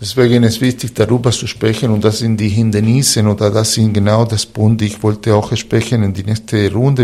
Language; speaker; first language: German; non-native, fluent; Spanish